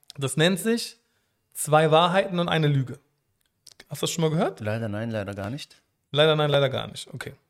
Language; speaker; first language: German; native; German